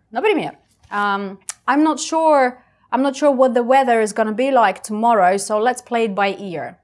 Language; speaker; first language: English; non-native, fluent; Russian